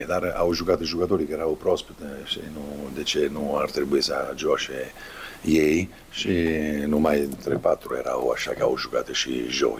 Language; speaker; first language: Romanian; non-native, fluent; Italian